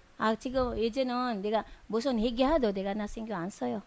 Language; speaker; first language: Korean; non-native, learner; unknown